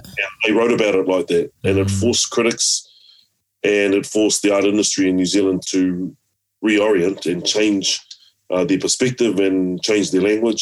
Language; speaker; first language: English; native; English